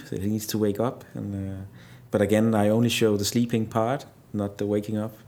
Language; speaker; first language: English; non-native, fluent; Danish